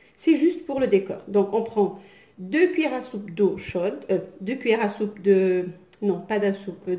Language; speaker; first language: French; non-native, local second language; Arabic